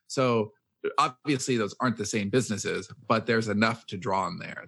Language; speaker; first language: English; native; English